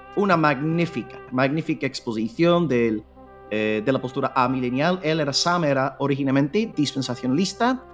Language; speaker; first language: Spanish; non-native, fluent; English